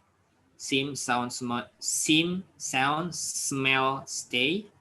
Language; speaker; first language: English; non-native, fluent; Indonesian